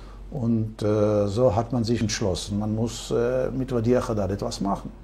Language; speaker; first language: German; non-native, fluent; Hebrew